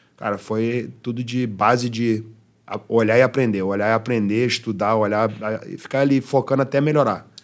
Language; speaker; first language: Portuguese; early bilingual, heritage; Portuguese